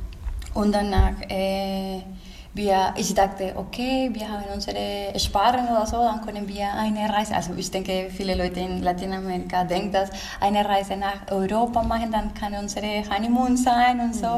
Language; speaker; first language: German; non-native, learner; Spanish